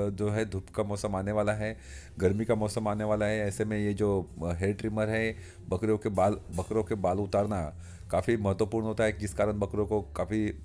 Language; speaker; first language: Hindi; non-native, local second language; Marathi